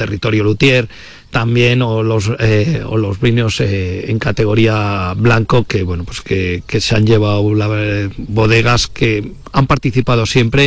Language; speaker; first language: Spanish; native; Spanish